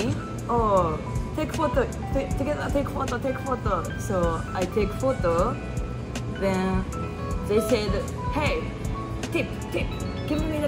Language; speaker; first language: English; non-native, learner; Japanese